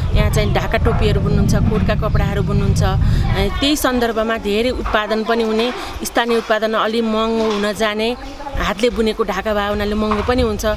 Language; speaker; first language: Nepali; native; Nepali